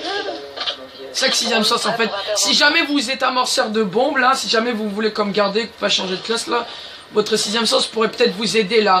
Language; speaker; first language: French; native; French